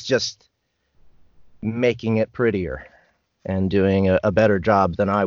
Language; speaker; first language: English; native; English